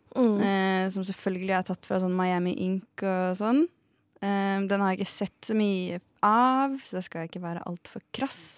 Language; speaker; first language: Norwegian; native; Norwegian